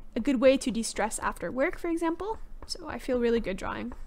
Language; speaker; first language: English; native; English